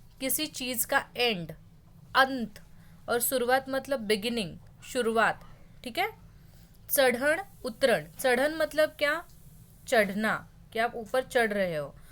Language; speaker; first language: Hindi; non-native, local second language; Marathi